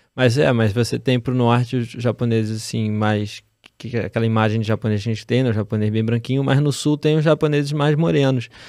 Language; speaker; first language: Portuguese; native; Portuguese